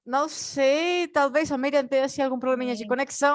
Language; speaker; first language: Portuguese; non-native, fluent; Spanish